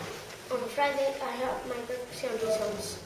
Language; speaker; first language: English; non-native, learner; Spanish